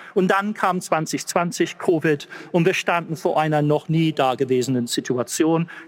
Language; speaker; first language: German; non-native, fluent; English